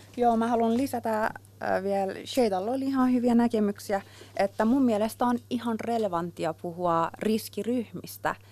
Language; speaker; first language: Finnish; non-native, fluent; Persian